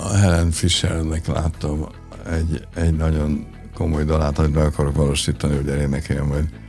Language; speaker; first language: Hungarian; native; Hungarian